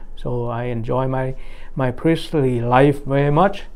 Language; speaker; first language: English; non-native, fluent; Vietnamese